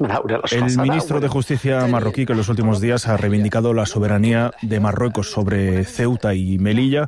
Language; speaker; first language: Spanish; native; Spanish